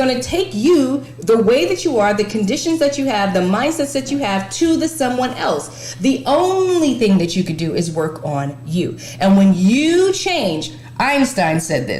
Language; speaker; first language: English; native; English